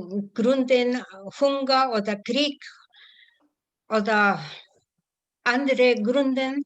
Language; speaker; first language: German; non-native, fluent; Spanish